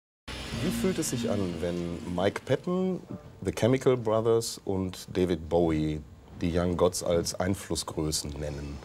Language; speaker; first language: German; native; German